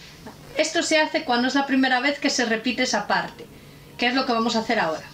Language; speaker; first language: Spanish; native; Spanish